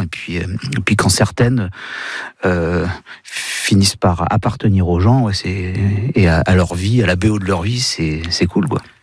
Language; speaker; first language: French; native; French